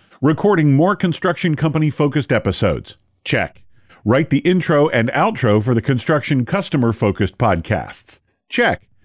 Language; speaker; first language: English; native; English